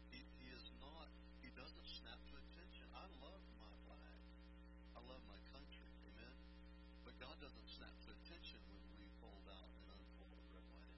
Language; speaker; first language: English; native; English